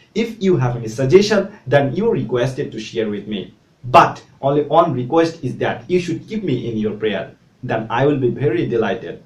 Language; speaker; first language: English; non-native, local second language; Bangla